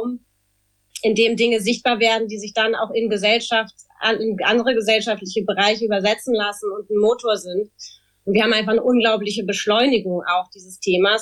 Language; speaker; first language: German; native; German